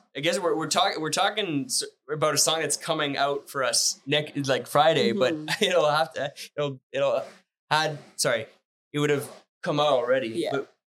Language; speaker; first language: English; non-native, fluent; French